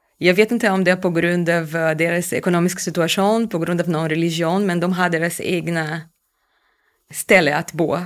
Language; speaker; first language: Swedish; non-native, fluent; Portuguese